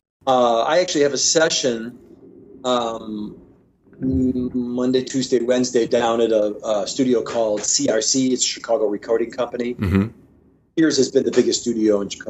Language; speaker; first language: English; native; English